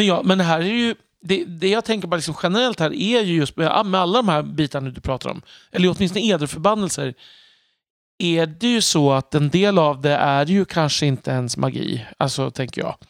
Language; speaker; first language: Swedish; native; Swedish